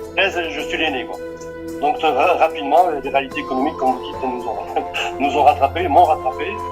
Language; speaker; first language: French; early bilingual, other home language; Portuguese